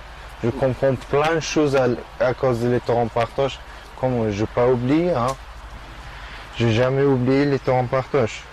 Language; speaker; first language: French; non-native, learner; Persian